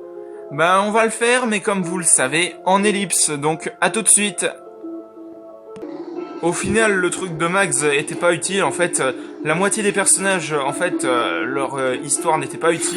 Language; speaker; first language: French; native; French